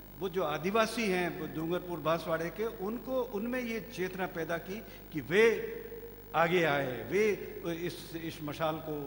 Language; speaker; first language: Hindi; native; Hindi